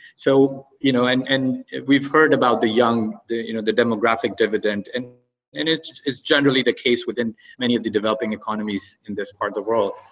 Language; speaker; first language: English; non-native, fluent; Arabic